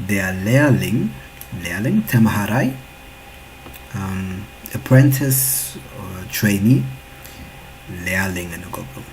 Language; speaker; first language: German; non-native, fluent; Tigrinya